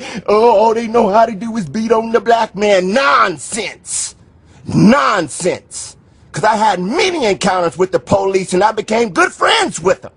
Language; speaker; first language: English; native; English